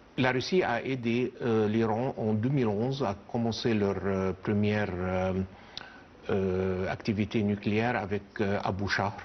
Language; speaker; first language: French; non-native, fluent; Arabic